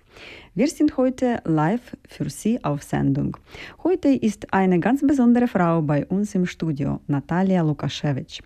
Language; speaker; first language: German; non-native, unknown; Ukrainian